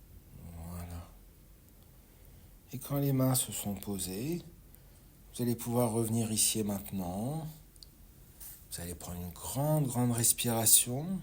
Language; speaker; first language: French; native; French